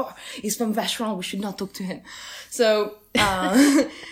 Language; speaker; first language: English; non-native, fluent; Portuguese